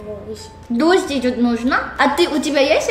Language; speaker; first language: Russian; non-native, learner; Korean